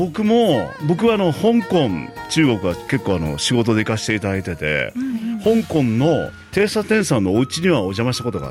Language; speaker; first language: Japanese; native; Japanese